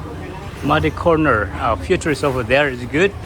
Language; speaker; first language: English; non-native, learner; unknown